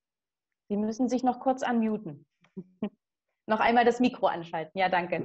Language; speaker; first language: German; native; German